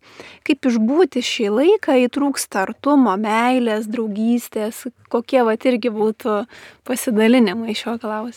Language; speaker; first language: Lithuanian; native; Lithuanian